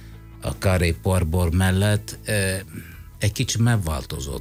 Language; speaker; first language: Hungarian; non-native, fluent; Italian